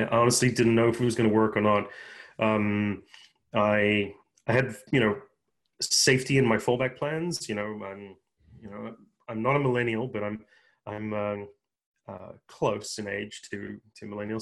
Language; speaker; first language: English; native; English